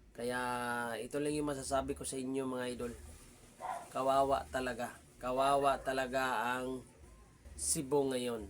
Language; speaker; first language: Filipino; non-native, local second language; Cebuano